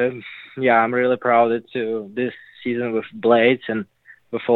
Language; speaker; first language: English; non-native, learner; Russian